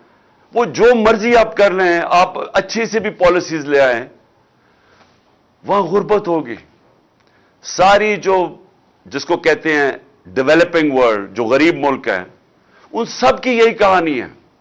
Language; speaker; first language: Urdu; native; Urdu